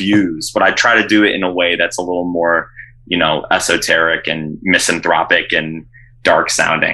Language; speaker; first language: English; native; English